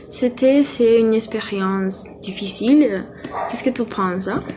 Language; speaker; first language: French; non-native, learner; Spanish